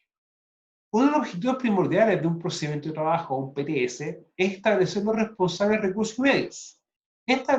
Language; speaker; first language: Spanish; native; Spanish